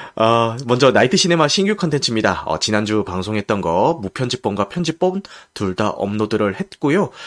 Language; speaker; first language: Korean; native; Korean